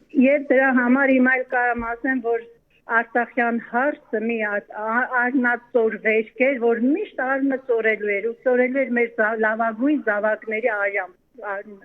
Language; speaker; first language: Armenian; native; Armenian